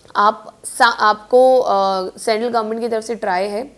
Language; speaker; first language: Hindi; native; Hindi